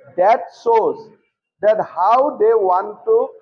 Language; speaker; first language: English; non-native, local second language; Assamese